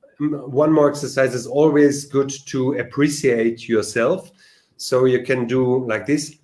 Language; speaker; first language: English; non-native, learner; German